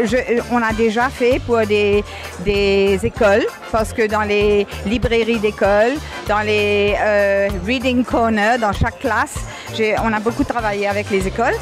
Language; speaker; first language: French; non-native, local second language; Morisyen